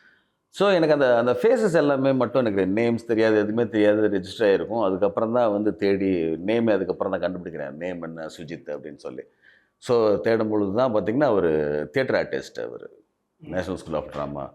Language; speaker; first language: Tamil; native; Tamil